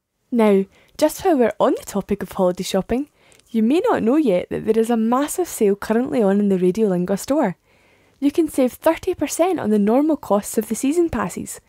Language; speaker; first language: English; native; English